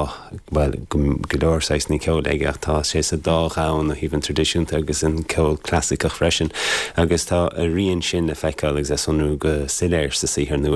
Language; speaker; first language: Irish; native; Irish